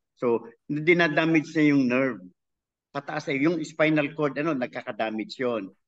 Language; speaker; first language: Filipino; native; Filipino